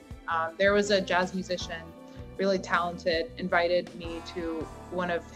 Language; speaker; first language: English; native; English